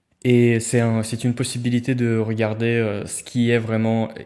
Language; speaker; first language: French; non-native, fluent; Russian